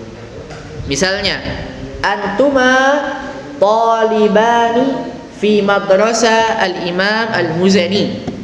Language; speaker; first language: Arabic; non-native, fluent; Indonesian